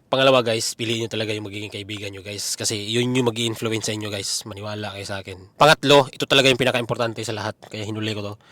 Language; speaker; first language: Filipino; non-native, local second language; Cebuano